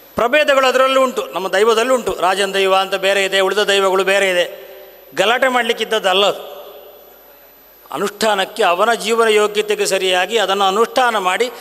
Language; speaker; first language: Kannada; non-native, local second language; Tulu